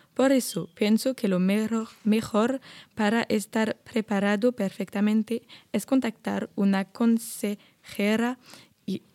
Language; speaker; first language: Spanish; non-native, learner; French